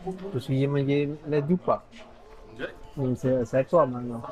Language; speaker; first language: French; non-native, fluent; Spanish